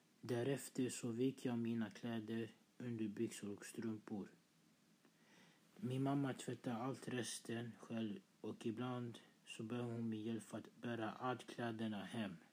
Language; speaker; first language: Swedish; early bilingual, other home language; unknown